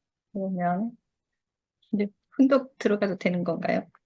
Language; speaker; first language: Korean; native; Korean